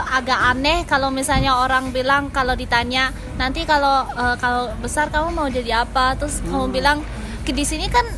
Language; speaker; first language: Indonesian; early bilingual, heritage; Indonesian